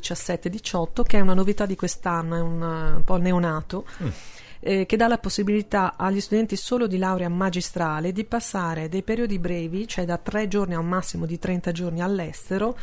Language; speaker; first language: Italian; native; Italian